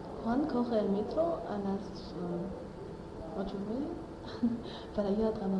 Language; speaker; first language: Spanish; non-native, learner; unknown